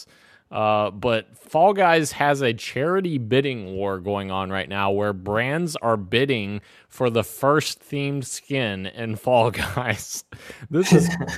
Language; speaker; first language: English; native; English